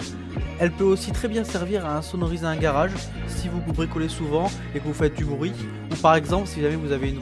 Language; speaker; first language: French; native; French